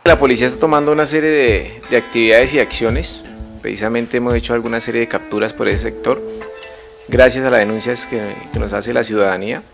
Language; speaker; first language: Spanish; native; Spanish